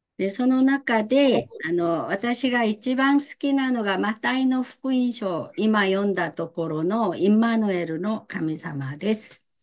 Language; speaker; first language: Japanese; non-native, fluent; Korean